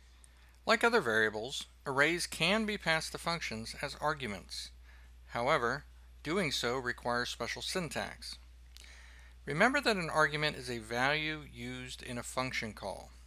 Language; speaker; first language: English; native; English